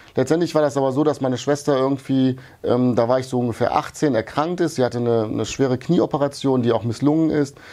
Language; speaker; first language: German; early bilingual, other home language; Hungarian